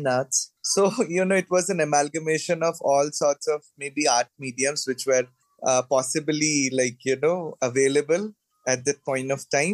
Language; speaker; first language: English; non-native, local second language; Bangla